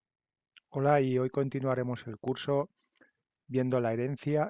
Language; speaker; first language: Spanish; native; Spanish